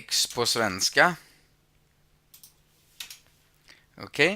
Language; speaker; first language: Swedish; non-native, fluent; Spanish